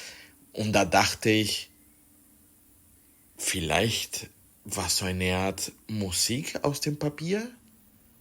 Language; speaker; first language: German; non-native, fluent; Spanish